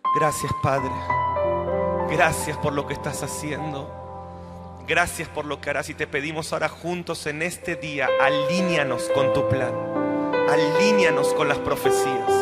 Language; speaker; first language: Spanish; native; Spanish